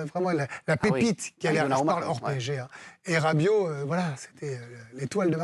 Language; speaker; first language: French; native; French